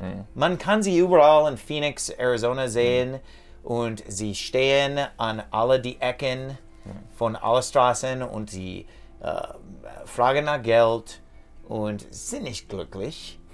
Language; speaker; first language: German; non-native, learner; English